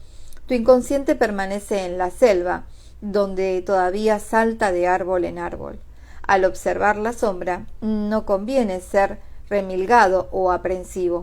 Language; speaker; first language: Spanish; native; Spanish